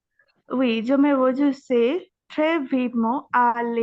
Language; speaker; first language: French; non-native, learner; Bangla